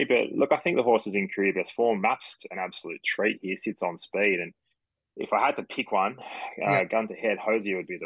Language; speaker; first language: English; native; English